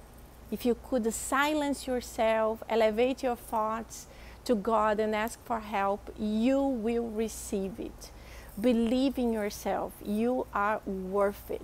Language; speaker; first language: English; non-native, fluent; Portuguese